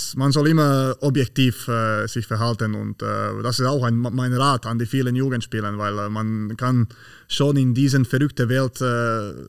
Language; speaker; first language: German; non-native, fluent; Slovak